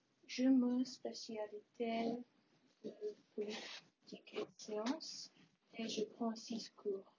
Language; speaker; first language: French; non-native, learner; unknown